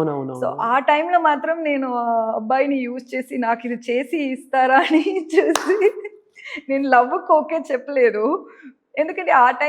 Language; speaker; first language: Telugu; non-native, learner; Tamil